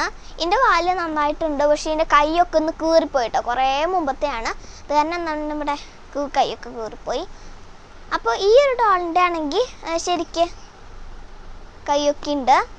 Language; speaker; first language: Malayalam; native; Malayalam